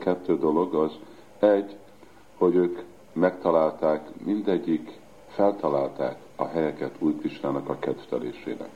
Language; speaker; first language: Hungarian; early bilingual, heritage; Hungarian